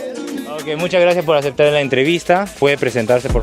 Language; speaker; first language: Spanish; native; Spanish